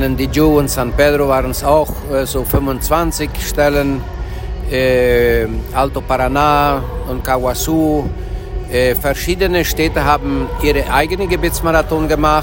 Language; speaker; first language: German; early bilingual, heritage; Low German